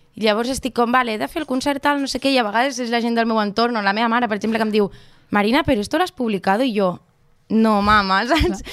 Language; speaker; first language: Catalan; non-native, local second language; Spanish